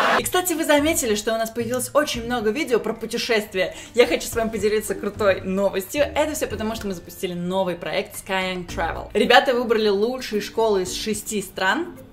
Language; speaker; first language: Russian; native; Russian